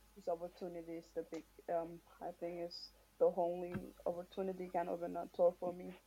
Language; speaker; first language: English; non-native, fluent; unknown